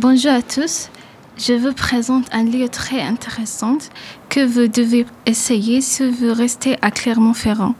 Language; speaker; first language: French; non-native, learner; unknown